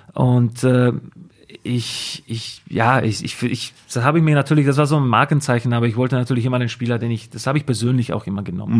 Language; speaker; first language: German; non-native, fluent; Slovak